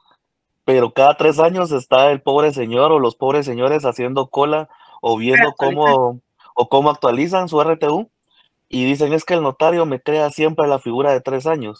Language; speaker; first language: Spanish; native; Spanish